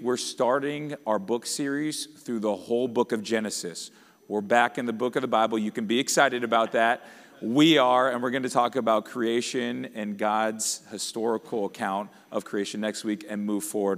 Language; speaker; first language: English; native; English